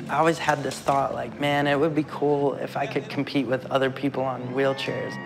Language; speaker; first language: English; native; English